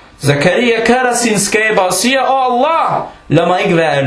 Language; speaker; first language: Danish; early bilingual, other home language; Arabic